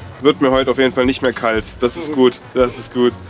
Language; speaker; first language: German; native; German